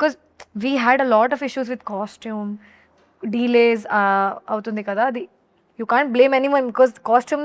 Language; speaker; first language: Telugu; non-native, local second language; Hindi